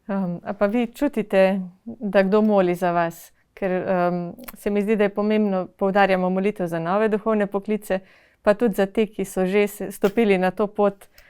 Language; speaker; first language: Slovenian; native; Slovenian